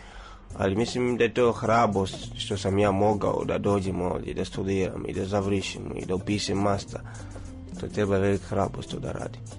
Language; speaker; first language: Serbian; non-native, fluent; Swahili